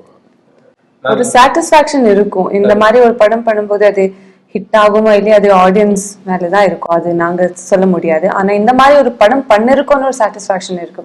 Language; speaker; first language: Tamil; non-native, fluent; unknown